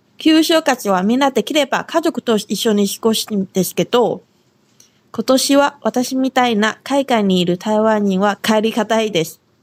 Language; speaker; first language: Japanese; non-native, fluent; Chinese